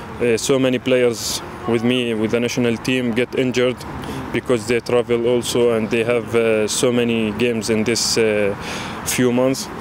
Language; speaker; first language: English; non-native, learner; Arabic